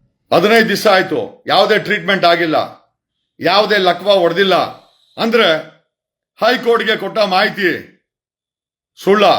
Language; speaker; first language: Kannada; native; Kannada